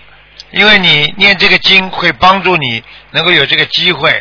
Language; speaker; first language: Chinese; native; Chinese